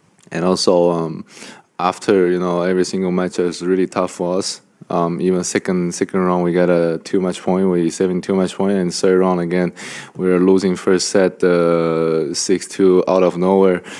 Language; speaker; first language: English; non-native, fluent; Chinese